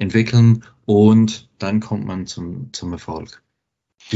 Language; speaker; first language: German; non-native, fluent; English